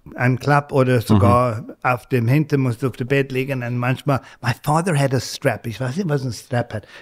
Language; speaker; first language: German; non-native, learner; English